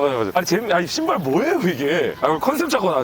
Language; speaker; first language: Korean; native; Korean